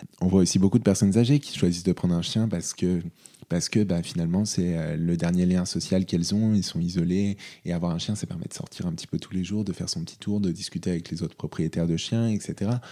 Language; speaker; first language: French; native; French